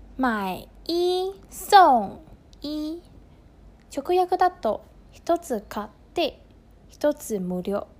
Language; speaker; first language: Japanese; non-native, fluent; Chinese